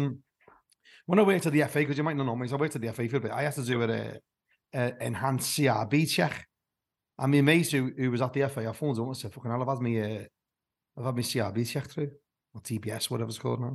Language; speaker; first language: English; native; English